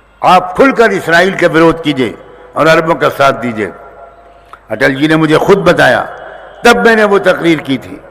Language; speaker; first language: Urdu; native; Urdu